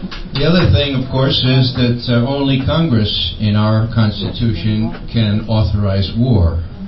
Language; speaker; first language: English; native; English